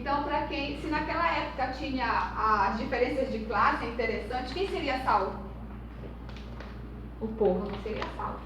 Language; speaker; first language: Portuguese; native; Portuguese